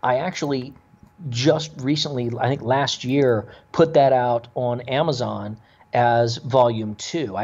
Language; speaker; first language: English; native; English